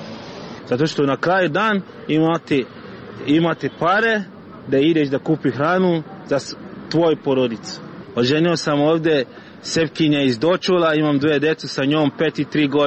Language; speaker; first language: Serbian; non-native, learner; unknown